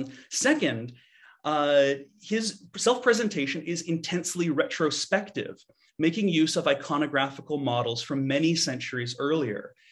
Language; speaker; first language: English; native; English